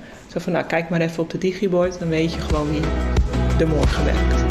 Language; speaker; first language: Dutch; native; Dutch